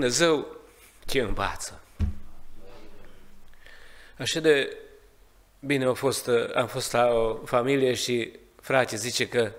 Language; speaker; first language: Romanian; non-native, learner; Hungarian